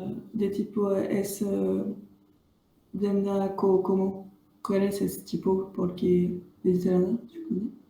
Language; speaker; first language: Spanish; non-native, learner; French